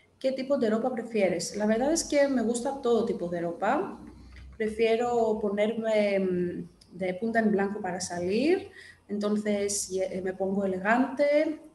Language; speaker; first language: Spanish; non-native, fluent; Greek